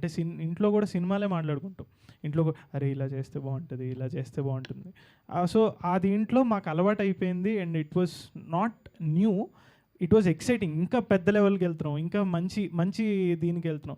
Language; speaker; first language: Telugu; native; Telugu